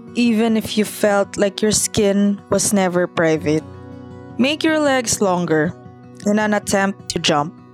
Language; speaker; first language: English; non-native, local second language; Cebuano